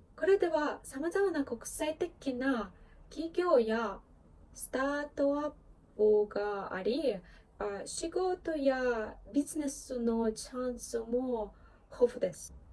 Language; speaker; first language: Japanese; non-native, fluent; Ukrainian